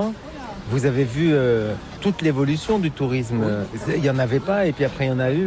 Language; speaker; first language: French; native; French